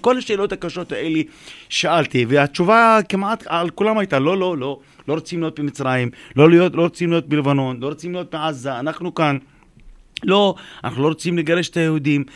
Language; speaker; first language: Hebrew; non-native, local second language; Arabic